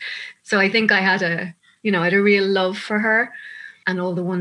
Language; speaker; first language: English; native; English